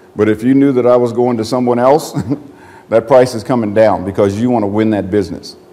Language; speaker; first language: English; native; English